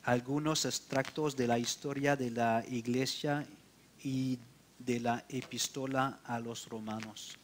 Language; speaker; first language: Spanish; non-native, learner; French